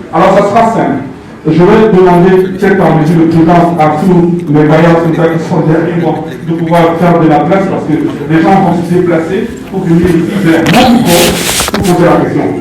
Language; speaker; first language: French; non-native, local second language; Lingala